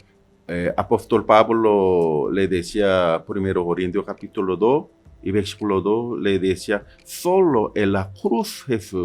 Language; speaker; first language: Spanish; non-native, learner; Korean